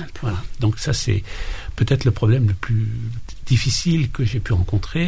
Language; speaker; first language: French; native; French